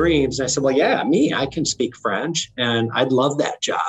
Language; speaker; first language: English; native; English